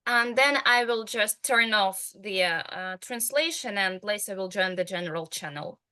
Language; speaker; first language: English; non-native, fluent; Ukrainian